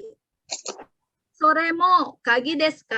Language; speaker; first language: Japanese; non-native, fluent; Indonesian